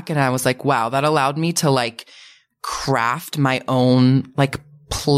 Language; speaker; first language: English; native; English